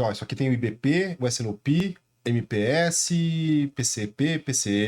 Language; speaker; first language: Portuguese; native; Portuguese